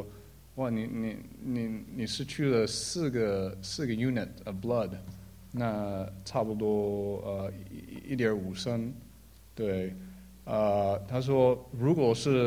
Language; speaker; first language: Chinese; early bilingual, heritage; English